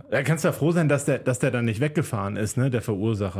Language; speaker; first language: German; native; German